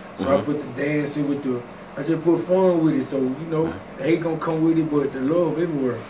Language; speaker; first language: English; native; English